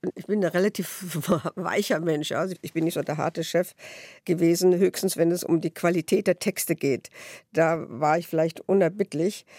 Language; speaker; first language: German; native; German